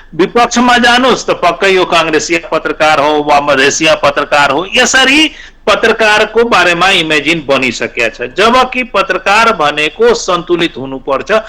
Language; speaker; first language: Nepali; non-native, local second language; Maithili